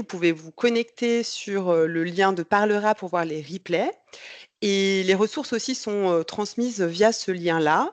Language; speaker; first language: French; native; French